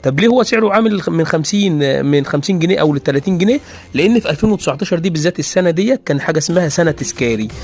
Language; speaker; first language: Arabic; native; Arabic